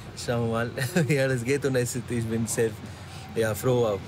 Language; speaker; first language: German; non-native, learner; Malayalam